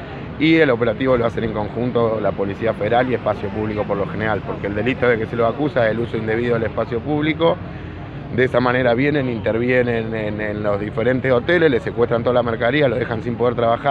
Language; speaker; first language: Spanish; native; Spanish